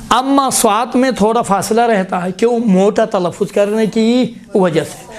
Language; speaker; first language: Urdu; non-native, local second language; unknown